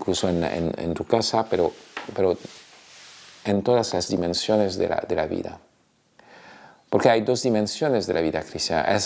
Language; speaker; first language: Spanish; non-native, fluent; French